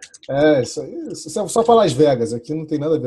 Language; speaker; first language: Portuguese; native; Portuguese